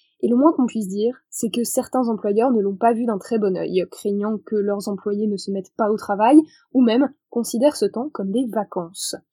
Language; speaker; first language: French; native; French